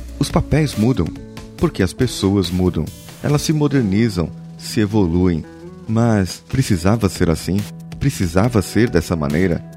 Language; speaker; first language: Portuguese; native; Portuguese